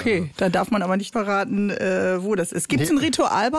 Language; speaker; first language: German; native; German